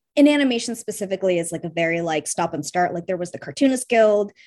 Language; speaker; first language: English; early bilingual, heritage; Russian